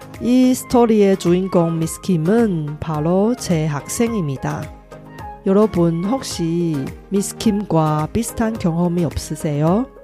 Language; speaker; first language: Korean; non-native, fluent; Chinese